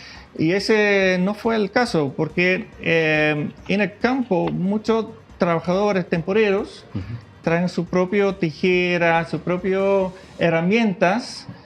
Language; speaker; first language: Spanish; non-native, fluent; Dutch